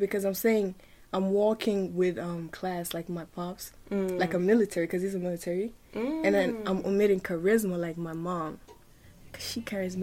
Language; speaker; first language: English; non-native, fluent; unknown